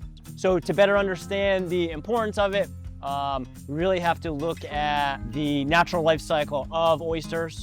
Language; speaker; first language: English; native; English